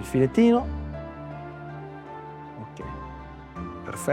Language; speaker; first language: Italian; native; Italian